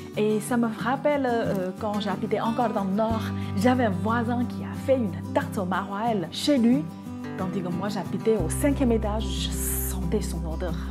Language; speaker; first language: French; non-native, fluent; Chinese